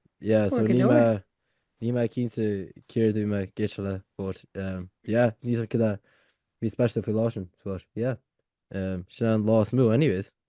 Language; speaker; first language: Irish; native; Irish